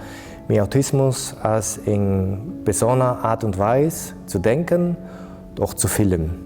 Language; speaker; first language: German; non-native, local second language; Luxembourgish